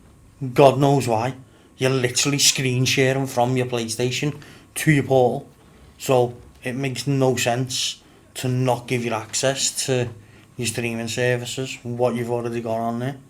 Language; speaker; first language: English; native; English